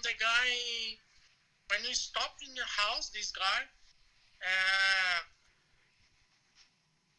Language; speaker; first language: English; non-native, learner; Portuguese